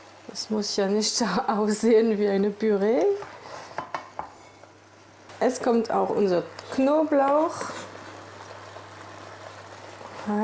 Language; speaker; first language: German; non-native, fluent; French